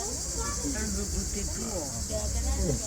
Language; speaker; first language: French; non-native, learner; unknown